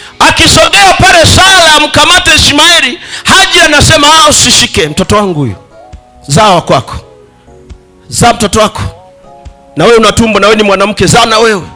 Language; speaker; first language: Swahili; native; Swahili